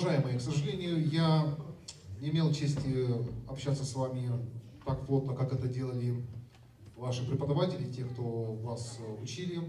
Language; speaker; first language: Russian; native; Russian